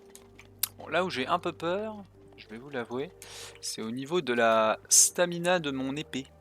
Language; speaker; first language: French; native; French